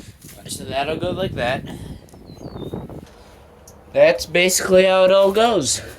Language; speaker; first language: English; native; English